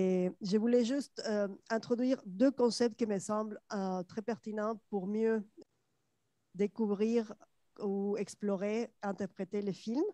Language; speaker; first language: French; non-native, fluent; Spanish